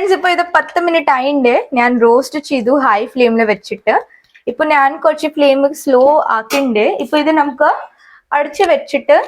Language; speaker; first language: Malayalam; non-native, local second language; Hindi